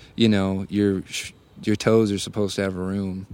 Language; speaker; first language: English; native; English